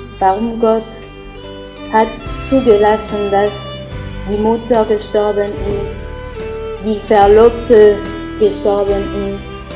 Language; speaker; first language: German; non-native, learner; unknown